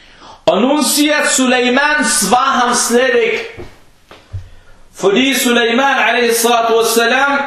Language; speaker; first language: Danish; non-native, fluent; Arabic